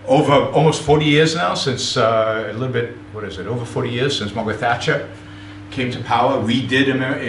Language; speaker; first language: English; non-native, fluent; Hebrew